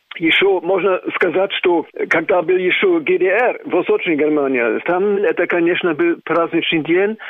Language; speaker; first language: Russian; non-native, fluent; German